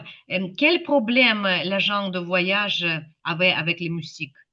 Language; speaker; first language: French; non-native, fluent; Ukrainian